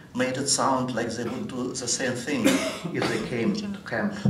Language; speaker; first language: English; non-native, fluent; Russian